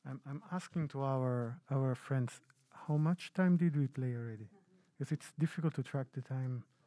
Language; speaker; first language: English; non-native, fluent; Italian